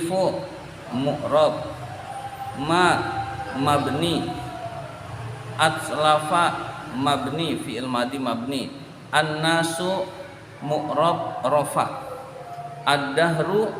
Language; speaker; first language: Arabic; non-native, fluent; Indonesian